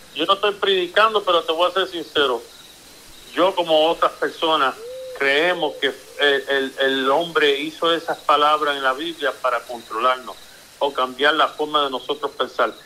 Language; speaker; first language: Spanish; early bilingual, heritage; Spanish